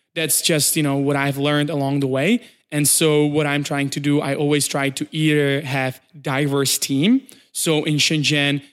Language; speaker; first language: English; non-native, fluent; Czech